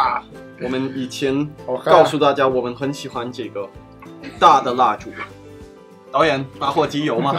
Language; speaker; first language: Chinese; non-native, fluent; Danish